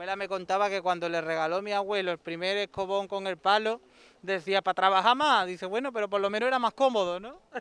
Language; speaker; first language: Spanish; native; Spanish